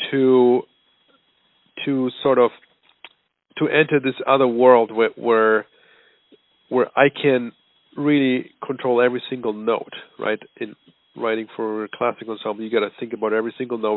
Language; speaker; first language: English; non-native, fluent; German